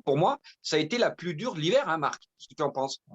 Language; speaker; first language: French; native; French